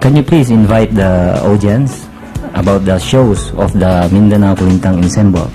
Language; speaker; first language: English; non-native, local second language; Filipino